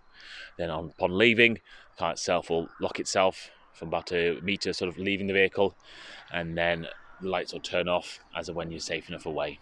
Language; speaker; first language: English; native; English